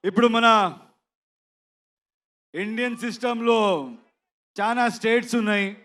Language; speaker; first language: Telugu; non-native, learner; Kannada